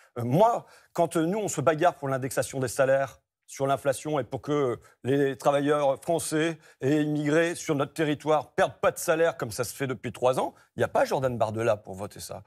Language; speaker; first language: French; native; French